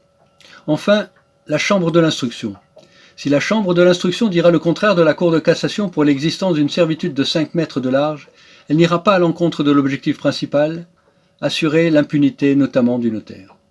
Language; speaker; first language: French; native; French